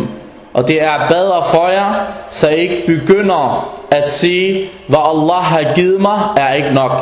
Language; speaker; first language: Danish; non-native, fluent; Arabic